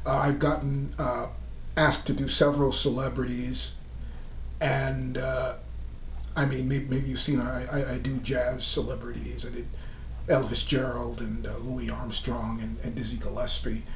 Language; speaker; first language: English; native; English